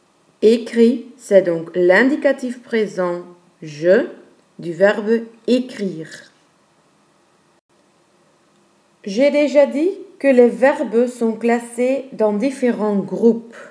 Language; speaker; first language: French; non-native, fluent; Dutch